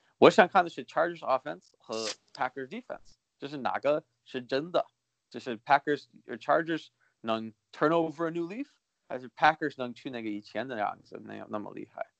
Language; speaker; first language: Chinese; early bilingual, heritage; Chinese